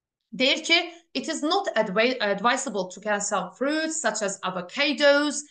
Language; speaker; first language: English; non-native, fluent; Azerbaijani